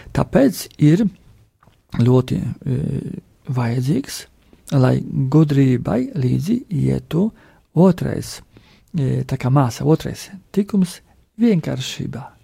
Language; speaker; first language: Latvian; non-native, fluent; Polish